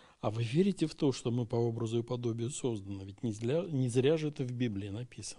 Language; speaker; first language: Russian; native; Russian